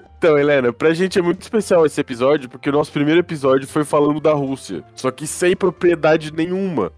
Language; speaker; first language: Portuguese; native; Portuguese